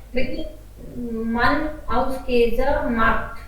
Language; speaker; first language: German; non-native, learner; Hindi